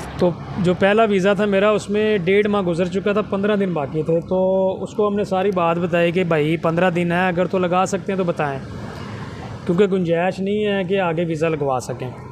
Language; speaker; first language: Urdu; non-native, local second language; Punjabi